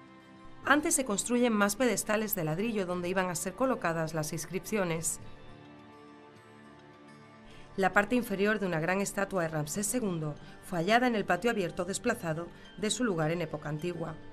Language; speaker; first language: Spanish; native; Spanish